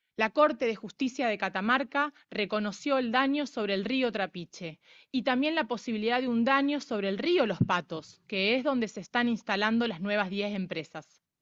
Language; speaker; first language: Spanish; native; Spanish